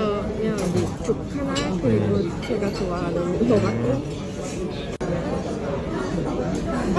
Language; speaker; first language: Korean; non-native, learner; Cantonese